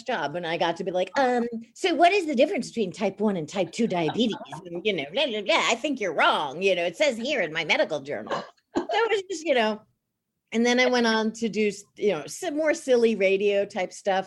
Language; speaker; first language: English; native; English